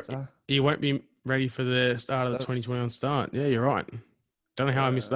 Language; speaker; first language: English; native; English